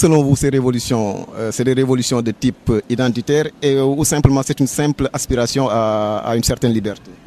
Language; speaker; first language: French; non-native, fluent; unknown